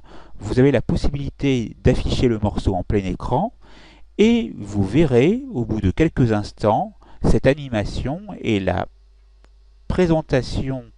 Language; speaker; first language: French; native; French